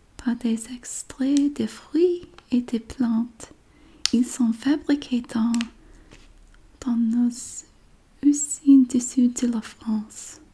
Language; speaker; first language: French; non-native, learner; English